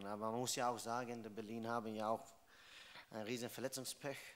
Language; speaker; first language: German; non-native, fluent; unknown